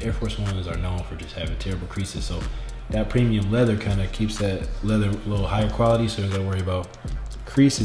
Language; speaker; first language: English; native; English